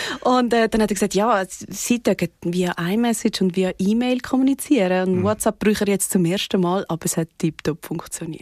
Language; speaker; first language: German; native; German